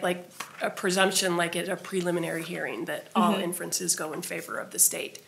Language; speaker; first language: English; native; English